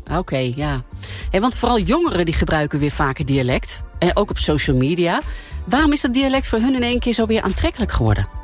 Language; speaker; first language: Dutch; native; Dutch